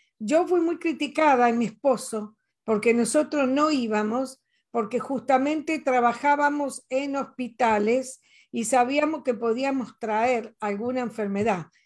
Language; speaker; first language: Spanish; native; Spanish